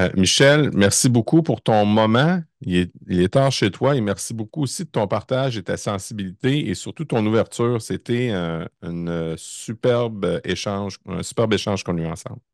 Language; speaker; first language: French; native; French